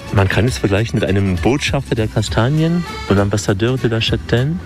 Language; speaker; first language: German; native; German